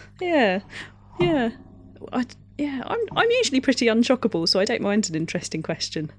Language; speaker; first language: English; native; English